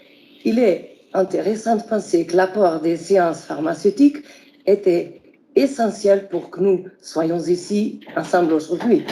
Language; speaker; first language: French; non-native, fluent; Portuguese